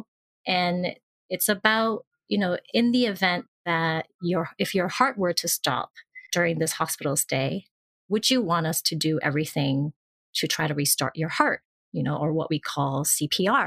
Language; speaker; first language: English; non-native, local second language; Cantonese